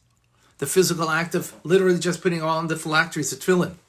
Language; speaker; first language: English; native; English